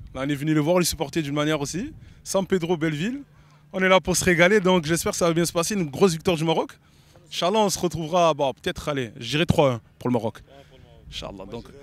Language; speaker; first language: French; native; French